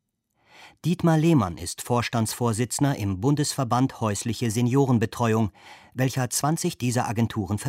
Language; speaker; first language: German; native; German